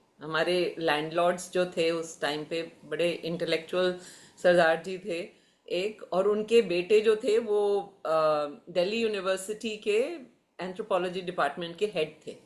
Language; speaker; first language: Hindi; native; Hindi